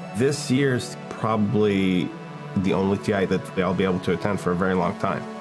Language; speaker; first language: English; early bilingual, other home language; Hebrew